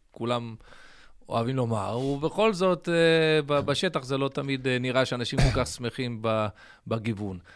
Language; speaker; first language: Hebrew; early bilingual, other home language; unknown